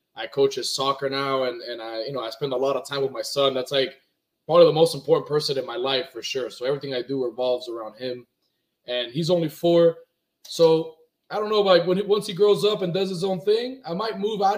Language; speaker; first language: English; early bilingual, other home language; Spanish